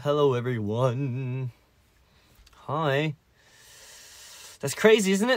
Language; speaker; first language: English; early bilingual, other home language; Korean